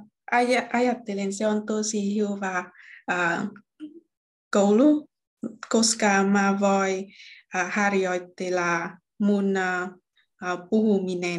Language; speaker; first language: Finnish; non-native, learner; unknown